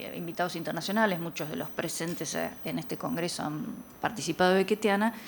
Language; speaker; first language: Spanish; native; Spanish